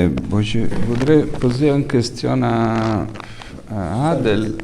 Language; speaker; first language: French; non-native, fluent; Italian